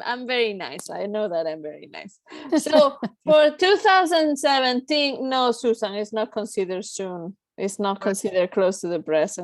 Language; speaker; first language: English; non-native, fluent; Spanish